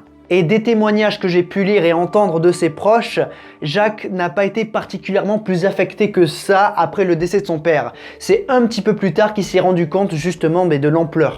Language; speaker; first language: French; native; French